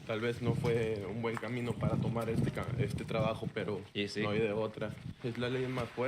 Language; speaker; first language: Spanish; native; Spanish